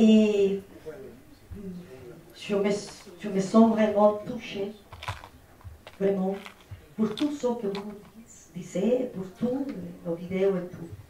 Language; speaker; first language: French; non-native, fluent; Spanish